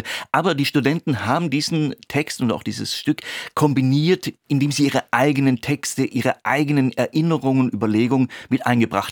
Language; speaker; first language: German; native; German